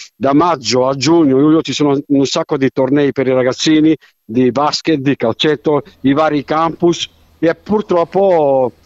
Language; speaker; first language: Italian; non-native, fluent; Macedonian